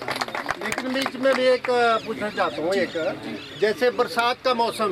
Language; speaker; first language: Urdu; non-native, local second language; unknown